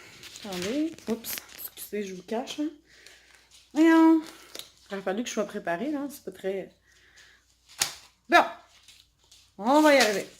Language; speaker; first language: French; native; French